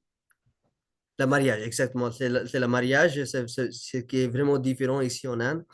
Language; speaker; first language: French; non-native, learner; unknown